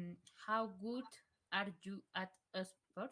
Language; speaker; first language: English; non-native, learner; Spanish